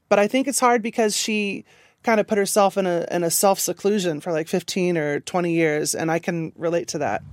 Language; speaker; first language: English; native; English